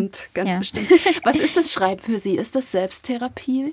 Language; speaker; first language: German; native; German